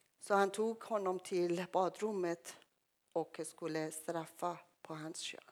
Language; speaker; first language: Swedish; non-native, fluent; Persian